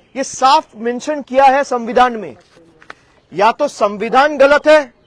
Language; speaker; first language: Hindi; non-native, local second language; Bangla